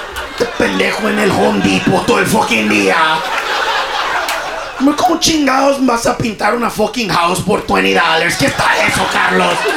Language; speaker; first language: Spanish; early bilingual, other home language; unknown